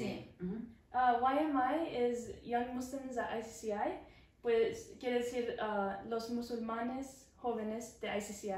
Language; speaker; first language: Spanish; early bilingual, heritage; Spanish